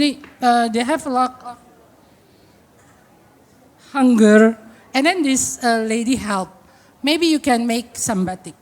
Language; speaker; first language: English; non-native, fluent; Indonesian